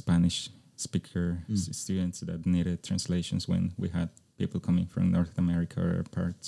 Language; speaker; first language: English; non-native, fluent; Spanish